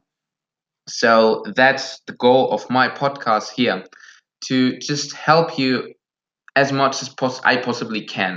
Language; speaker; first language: English; non-native, fluent; Russian